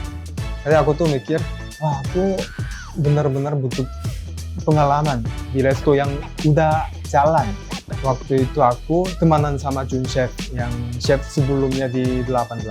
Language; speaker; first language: Indonesian; early bilingual, other home language; Korean